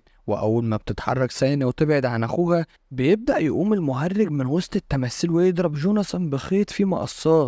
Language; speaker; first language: Arabic; native; Arabic